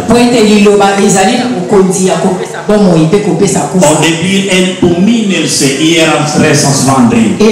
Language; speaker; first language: Swedish; non-native, learner; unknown